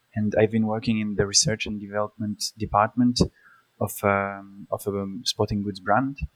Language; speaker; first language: English; early bilingual, other home language; Polish